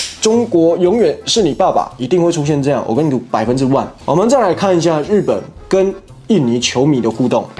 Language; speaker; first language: Chinese; native; Chinese